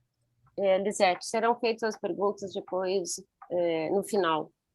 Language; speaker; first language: Portuguese; non-native, learner; Spanish